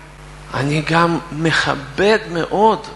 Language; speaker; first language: Hebrew; non-native, fluent; Russian